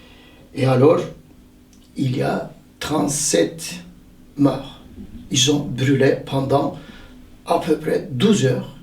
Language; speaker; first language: French; non-native, learner; Turkish